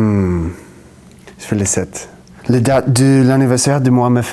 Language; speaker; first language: French; non-native, fluent; English